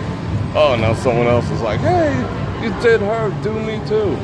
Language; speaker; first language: English; native; English